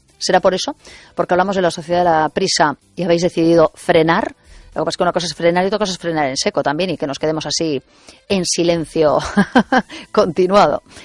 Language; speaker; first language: Spanish; native; Spanish